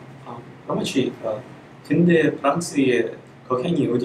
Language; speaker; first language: Korean; non-native, learner; Uzbek